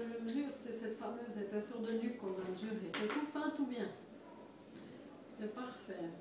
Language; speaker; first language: French; native; French